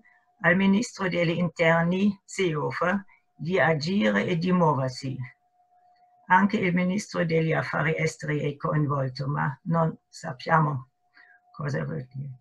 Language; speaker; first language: Italian; non-native, fluent; German